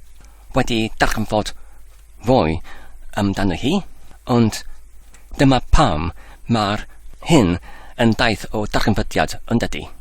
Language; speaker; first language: Welsh; non-native, learner; English